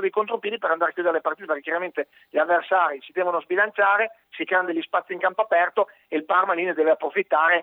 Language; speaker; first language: Italian; native; Italian